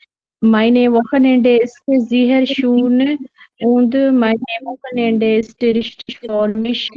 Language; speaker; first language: German; non-native, learner; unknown